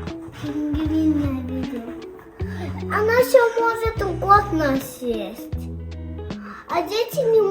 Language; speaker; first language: Russian; non-native, local second language; Azerbaijani